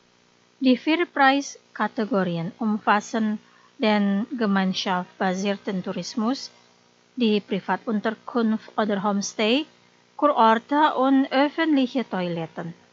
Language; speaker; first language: German; non-native, fluent; Indonesian